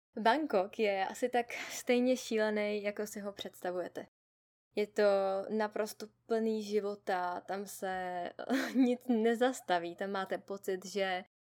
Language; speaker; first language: Czech; native; Czech